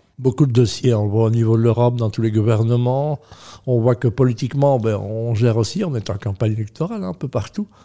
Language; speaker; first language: French; native; French